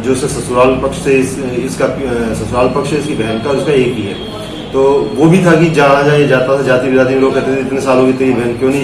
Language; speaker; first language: Hindi; native; Hindi